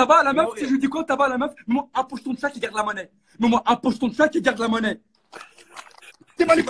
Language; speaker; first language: French; native; French